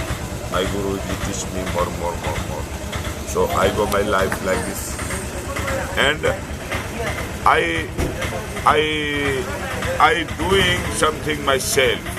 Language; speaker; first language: English; non-native, learner; Hindi